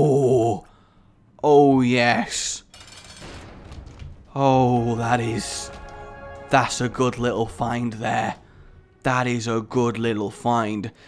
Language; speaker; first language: English; native; English